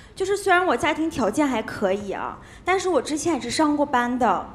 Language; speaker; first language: Chinese; native; Chinese